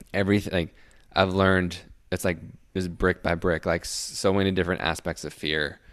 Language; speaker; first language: English; native; English